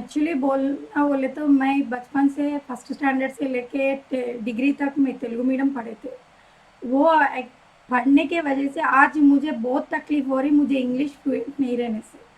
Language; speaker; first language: Hindi; non-native, local second language; Telugu